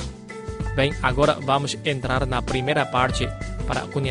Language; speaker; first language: Portuguese; non-native, fluent; Chinese